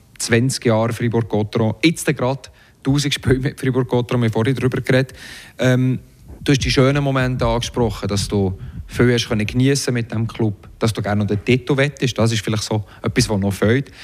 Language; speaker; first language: German; native; German